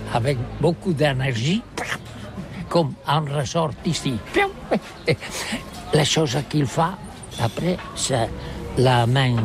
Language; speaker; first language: French; non-native, learner; Catalan